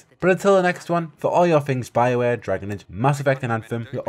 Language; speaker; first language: English; native; English